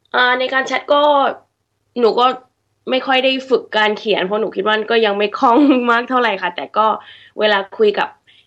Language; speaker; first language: Thai; early bilingual, heritage; Thai